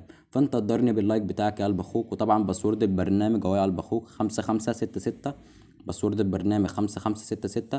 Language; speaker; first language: Arabic; native; Arabic